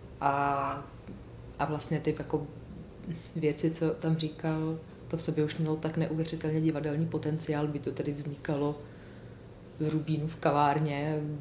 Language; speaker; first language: Czech; native; Czech